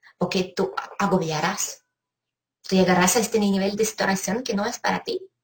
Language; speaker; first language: Spanish; non-native, fluent; Ukrainian